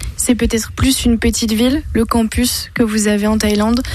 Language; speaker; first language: French; native; French